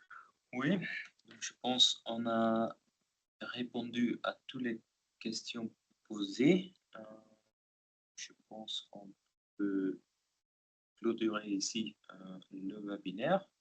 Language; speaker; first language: French; non-native, local second language; Dutch